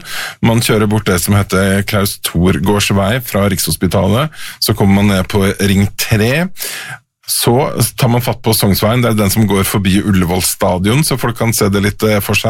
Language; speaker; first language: Norwegian; native; Norwegian